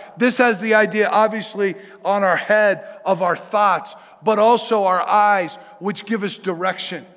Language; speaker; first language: English; native; English